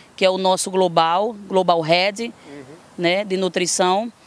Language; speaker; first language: Portuguese; native; Portuguese